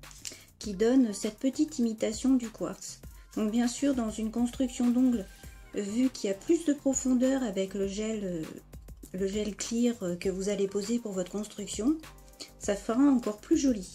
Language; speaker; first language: French; native; French